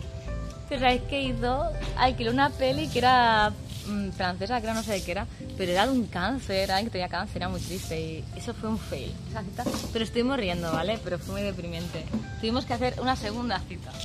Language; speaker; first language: Spanish; native; Spanish